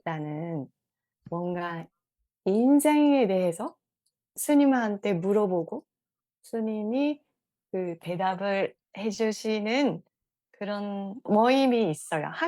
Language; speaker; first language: Korean; non-native, fluent; Japanese